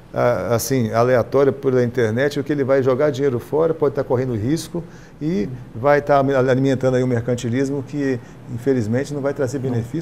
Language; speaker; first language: Portuguese; native; Portuguese